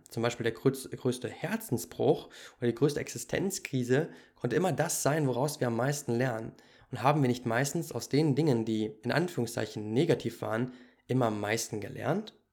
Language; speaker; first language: German; native; German